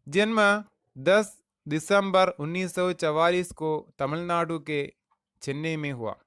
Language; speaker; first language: Hindi; non-native, local second language; Malayalam